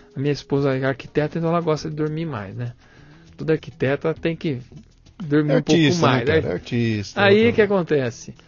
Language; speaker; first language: Portuguese; native; Portuguese